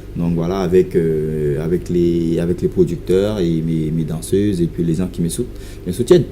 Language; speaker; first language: French; non-native, local second language; Haitian Creole